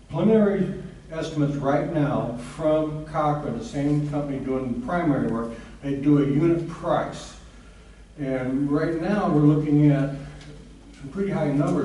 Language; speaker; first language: English; native; English